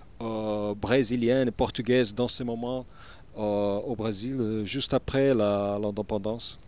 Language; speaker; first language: French; non-native, learner; Portuguese